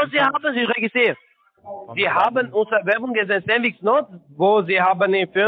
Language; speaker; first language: German; non-native, learner; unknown